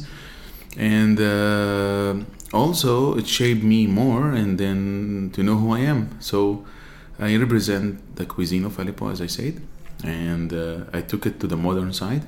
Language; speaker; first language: English; non-native, fluent; Arabic